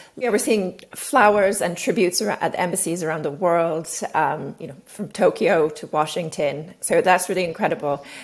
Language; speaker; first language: English; native; English